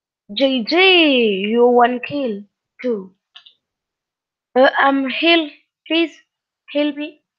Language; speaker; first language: English; non-native, learner; French